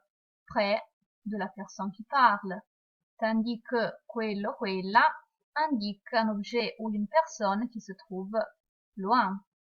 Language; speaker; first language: French; non-native, fluent; Italian